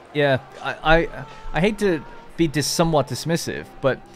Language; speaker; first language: English; native; English